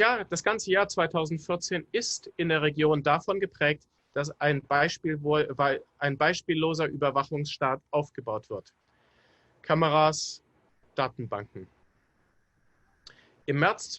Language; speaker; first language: German; native; German